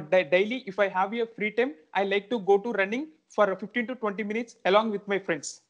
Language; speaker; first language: English; non-native, local second language; Telugu